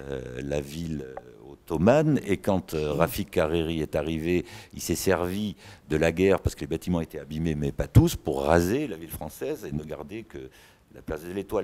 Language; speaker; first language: French; native; French